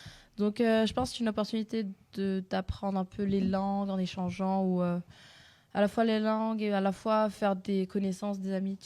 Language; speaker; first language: French; non-native, fluent; Turkish